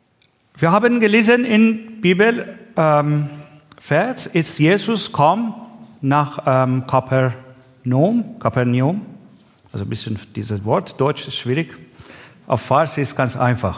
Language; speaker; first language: German; non-native, learner; Persian